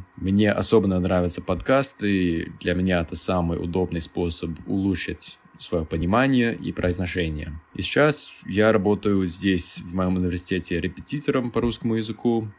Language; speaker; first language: Russian; non-native, fluent; English